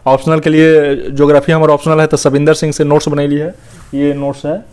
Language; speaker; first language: Hindi; native; Hindi